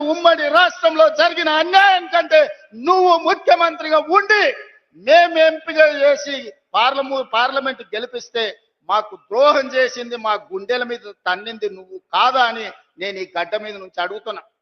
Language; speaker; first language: Telugu; native; Telugu